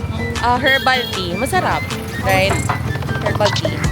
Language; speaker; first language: English; non-native, local second language; Filipino